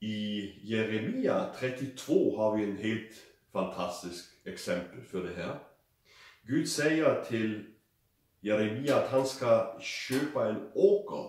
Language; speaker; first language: Swedish; non-native, fluent; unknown